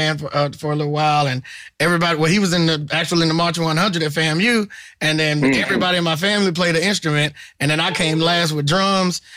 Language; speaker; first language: English; native; English